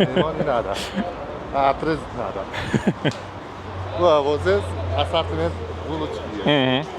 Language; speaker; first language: Russian; non-native, local second language; Uzbek